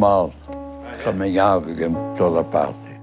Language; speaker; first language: Portuguese; early bilingual, other home language; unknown